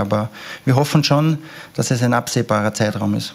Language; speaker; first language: German; native; German